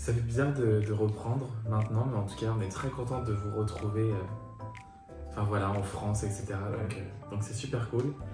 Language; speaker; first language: French; native; French